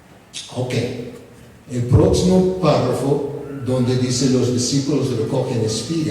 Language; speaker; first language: Spanish; non-native, fluent; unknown